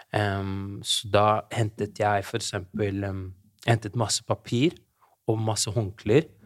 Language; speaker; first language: Norwegian; early bilingual, other home language; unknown